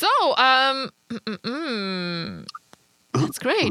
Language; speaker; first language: English; non-native, fluent; French